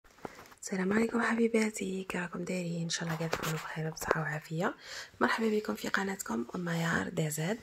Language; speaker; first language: Arabic; native; Arabic